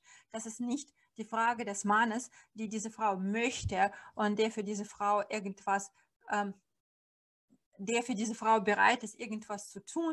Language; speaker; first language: German; non-native, fluent; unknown